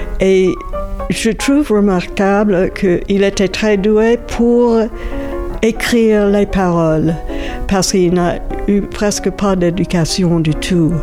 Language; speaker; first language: French; non-native, fluent; English